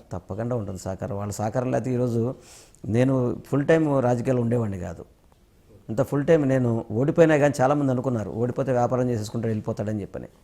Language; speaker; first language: Telugu; native; Telugu